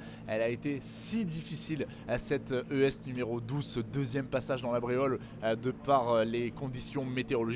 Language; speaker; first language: French; native; French